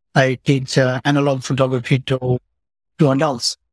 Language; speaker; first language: English; non-native, local second language; Tamil